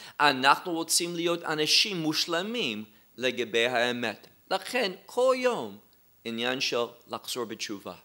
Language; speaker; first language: Hebrew; non-native, fluent; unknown